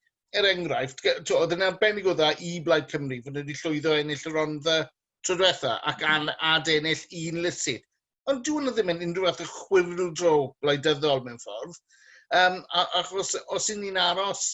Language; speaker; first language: Welsh; native; Welsh